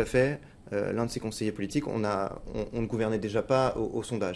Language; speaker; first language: French; native; French